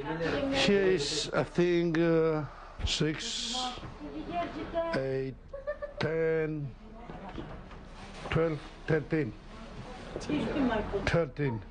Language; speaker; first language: English; non-native, learner; Romanian